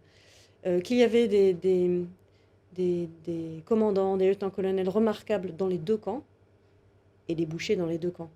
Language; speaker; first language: French; native; French